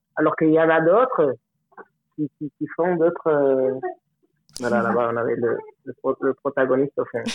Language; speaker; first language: French; non-native, fluent; Spanish